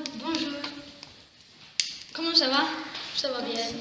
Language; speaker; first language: French; non-native, learner; Italian